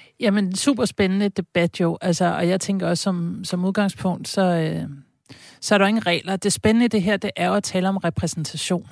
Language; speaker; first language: Danish; native; Danish